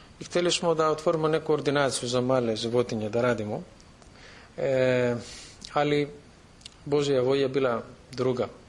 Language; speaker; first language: Serbian; non-native, fluent; Greek